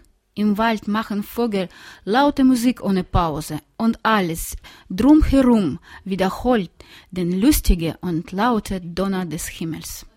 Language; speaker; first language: German; non-native, learner; Russian